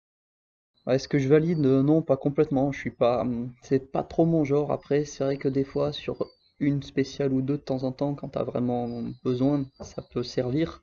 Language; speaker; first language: French; native; French